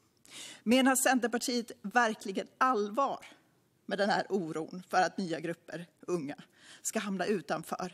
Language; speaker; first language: Swedish; native; Swedish